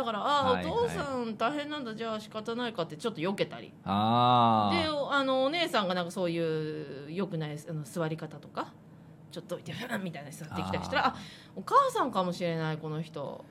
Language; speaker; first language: Japanese; native; Japanese